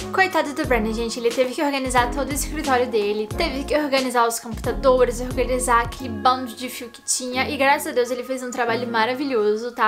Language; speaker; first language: Portuguese; native; Portuguese